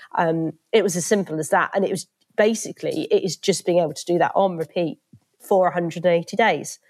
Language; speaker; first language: English; native; English